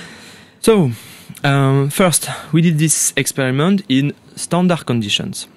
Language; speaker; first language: English; non-native, fluent; French